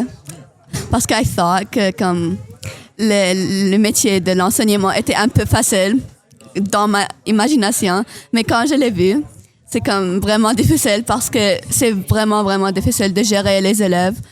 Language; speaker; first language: French; non-native, local second language; Arabic